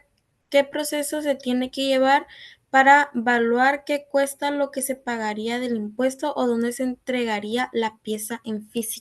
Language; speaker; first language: Spanish; native; Spanish